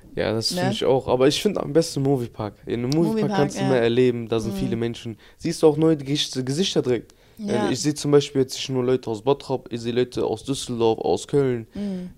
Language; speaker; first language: German; early bilingual, other home language; Turkish